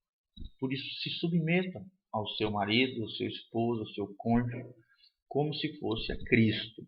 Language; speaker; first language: Portuguese; native; Portuguese